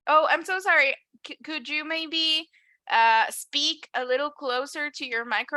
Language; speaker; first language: English; non-native, fluent; Spanish